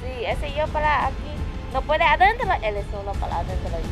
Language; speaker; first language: Spanish; non-native, learner; Chinese